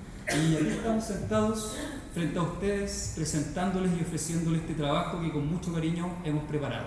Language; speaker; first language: Spanish; native; Spanish